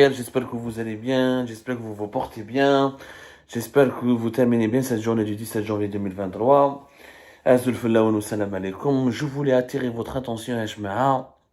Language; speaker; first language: French; non-native, local second language; Arabic